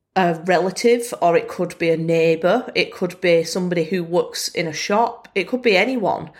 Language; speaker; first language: English; native; English